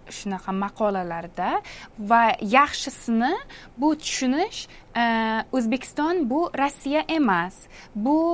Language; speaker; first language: Uzbek; non-native, fluent; English